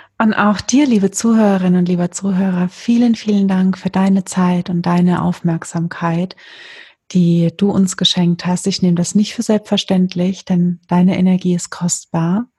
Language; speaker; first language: German; native; German